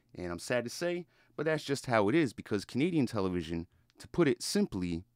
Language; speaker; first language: English; native; English